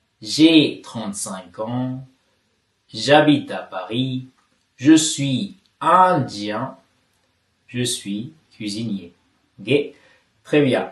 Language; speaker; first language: French; non-native, fluent; Tamil